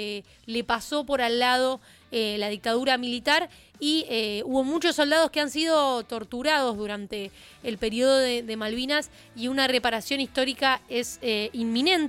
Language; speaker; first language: Spanish; native; Spanish